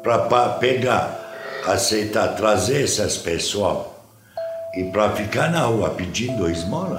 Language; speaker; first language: Portuguese; non-native, fluent; Arabic